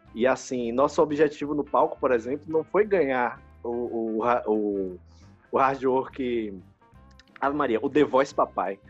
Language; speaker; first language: Portuguese; native; Portuguese